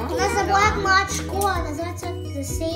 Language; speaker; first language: Russian; early bilingual, heritage; Russian